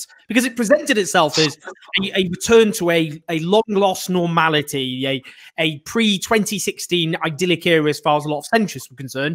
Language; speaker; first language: English; native; English